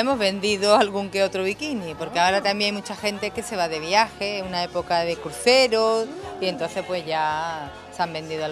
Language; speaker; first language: Spanish; native; Spanish